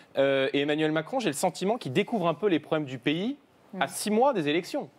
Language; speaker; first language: French; native; French